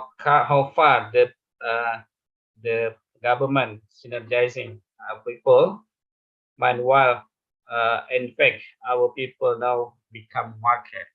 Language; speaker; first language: English; non-native, fluent; Indonesian